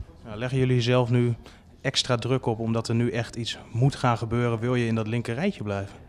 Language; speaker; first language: Dutch; native; Dutch